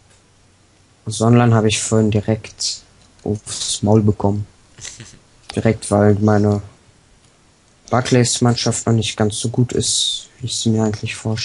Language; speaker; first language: German; native; German